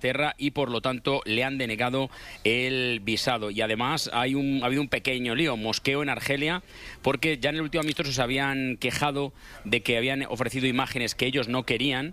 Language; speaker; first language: Spanish; native; Spanish